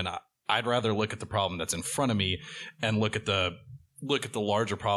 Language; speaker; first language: English; native; English